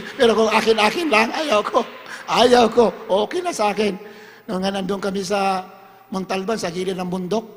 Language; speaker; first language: Filipino; non-native, local second language; Hiligaynon